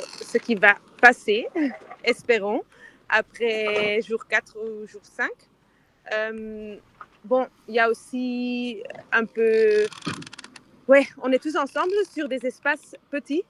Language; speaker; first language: French; non-native, fluent; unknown